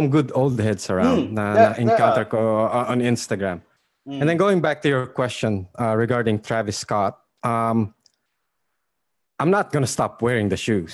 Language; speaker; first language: English; non-native, local second language; Filipino